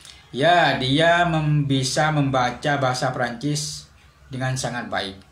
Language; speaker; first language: Indonesian; non-native, local second language; Madurese